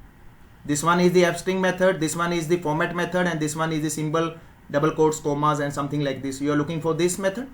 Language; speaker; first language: English; non-native, local second language; Hindi